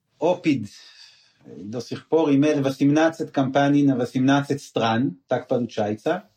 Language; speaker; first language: Russian; non-native, learner; Hebrew